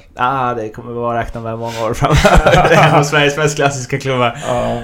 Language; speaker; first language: Swedish; native; Swedish